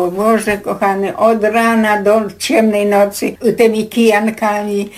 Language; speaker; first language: Polish; native; Polish